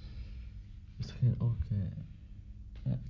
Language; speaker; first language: Dutch; non-native, learner; Arabic